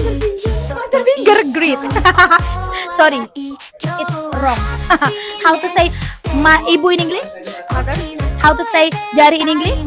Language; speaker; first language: English; non-native, fluent; Indonesian